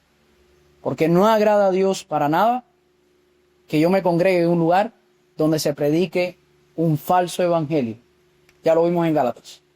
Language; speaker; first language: Spanish; native; Spanish